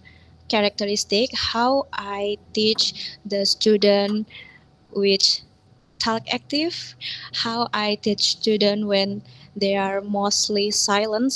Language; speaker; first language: English; non-native, learner; Indonesian